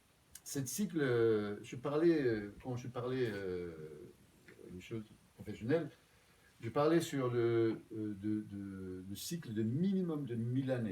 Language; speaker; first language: French; non-native, fluent; Danish